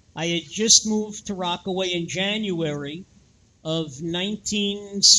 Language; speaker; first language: English; native; English